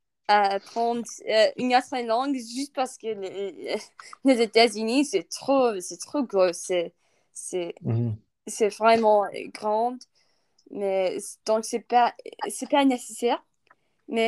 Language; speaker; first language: French; non-native, learner; English